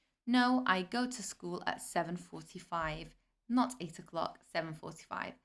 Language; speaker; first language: English; non-native, fluent; Turkish